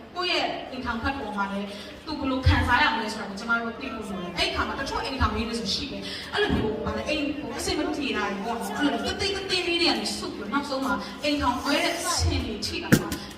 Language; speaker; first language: Burmese; non-native, local second language; Tedim Chin